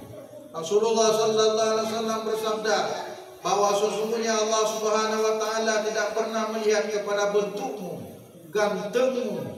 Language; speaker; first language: Indonesian; non-native, local second language; Achinese